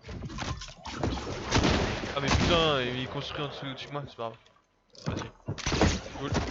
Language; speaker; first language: French; native; French